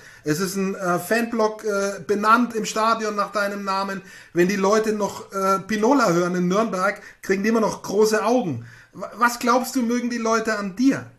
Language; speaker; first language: German; native; German